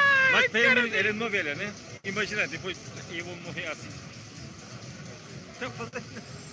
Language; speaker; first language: Portuguese; non-native, learner; Turkish